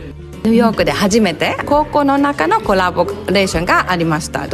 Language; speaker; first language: Japanese; non-native, fluent; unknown